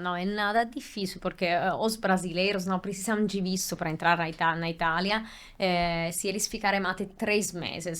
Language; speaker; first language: Portuguese; non-native, fluent; Italian